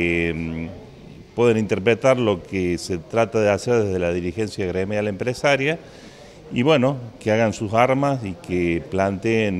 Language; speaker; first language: Spanish; native; Spanish